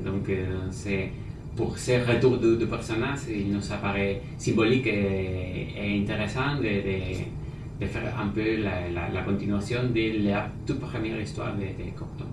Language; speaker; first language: French; non-native, fluent; Spanish